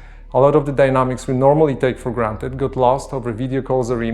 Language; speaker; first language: English; non-native, fluent; Polish